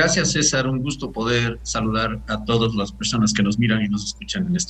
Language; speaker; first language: Spanish; native; Spanish